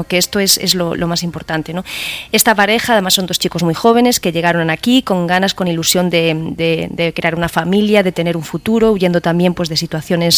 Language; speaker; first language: Spanish; non-native, local second language; Arabic